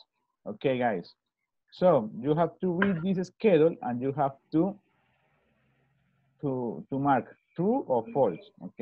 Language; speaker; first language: English; non-native, fluent; Spanish